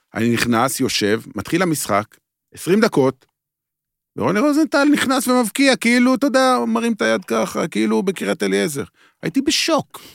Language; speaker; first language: Hebrew; native; Hebrew